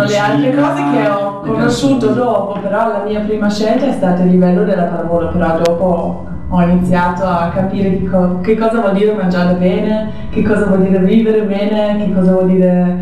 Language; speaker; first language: Italian; non-native, fluent; German